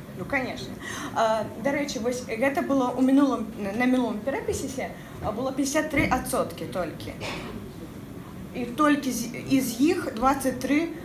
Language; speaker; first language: Belarusian; non-native, local second language; Russian